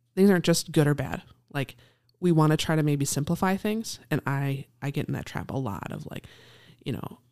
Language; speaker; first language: English; native; English